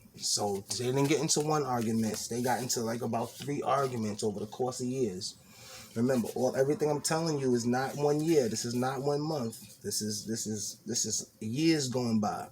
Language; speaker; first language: English; native; English